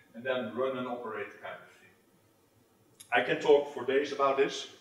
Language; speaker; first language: English; non-native, fluent; Dutch